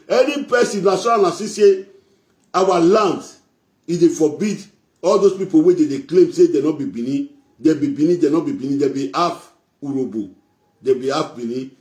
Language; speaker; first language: Nigerian Pidgin; non-native, local second language; Bini